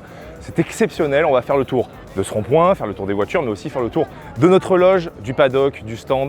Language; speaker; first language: French; native; French